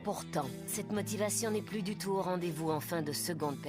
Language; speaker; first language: French; native; French